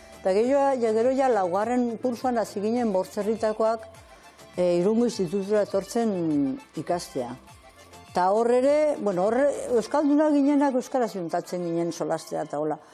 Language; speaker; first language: Basque; native; Basque